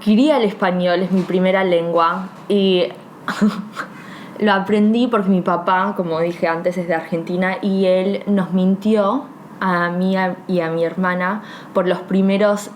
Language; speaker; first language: Spanish; early bilingual, heritage; Spanish